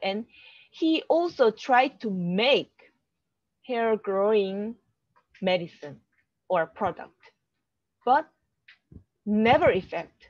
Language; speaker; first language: English; non-native, learner; Korean